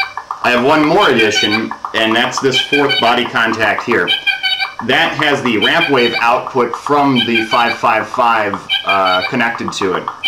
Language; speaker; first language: English; native; English